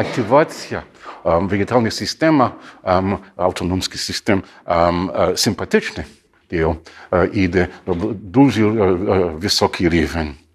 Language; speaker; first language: Ukrainian; non-native, learner; English